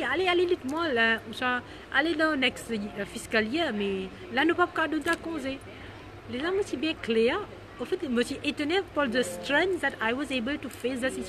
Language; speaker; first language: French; non-native, learner; Morisyen